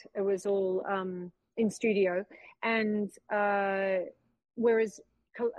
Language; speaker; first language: English; native; English